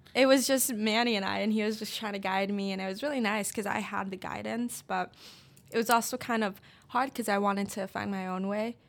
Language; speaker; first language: English; native; English